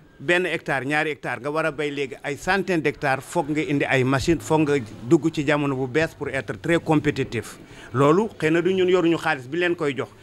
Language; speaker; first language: Wolof; non-native, local second language; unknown